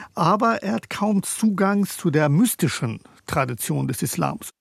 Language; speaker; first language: German; early bilingual, other home language; Persian